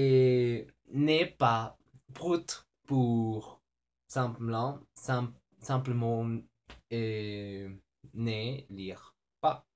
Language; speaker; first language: French; non-native, learner; Spanish